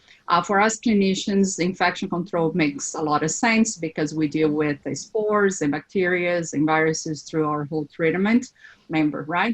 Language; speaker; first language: English; non-native, fluent; Portuguese